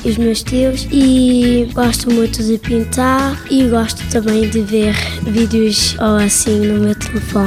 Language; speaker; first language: Portuguese; early bilingual, heritage; Portuguese